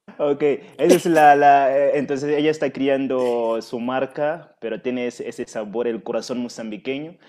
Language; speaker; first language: Spanish; non-native, fluent; Portuguese